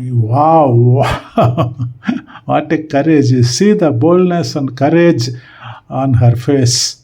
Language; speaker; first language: English; non-native, local second language; Tamil